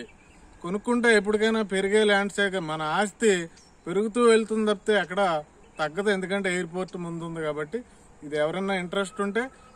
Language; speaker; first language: Telugu; native; Telugu